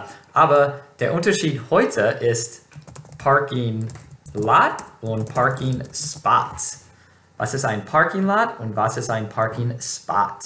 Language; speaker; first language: German; non-native, fluent; English